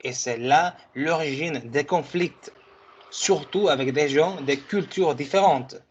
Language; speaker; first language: French; non-native, fluent; Spanish